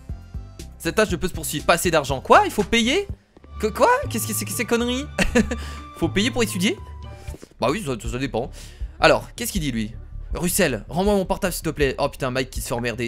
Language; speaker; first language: French; native; French